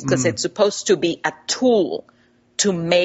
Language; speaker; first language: English; non-native, fluent; Spanish